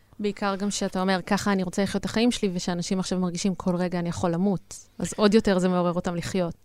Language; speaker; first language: Hebrew; native; Hebrew